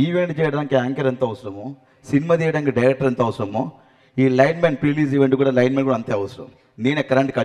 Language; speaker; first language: Telugu; native; Telugu